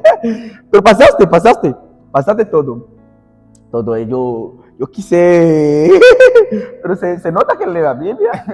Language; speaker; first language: Spanish; non-native, fluent; Portuguese